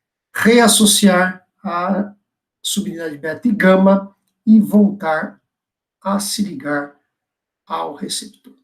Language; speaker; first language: Portuguese; native; Portuguese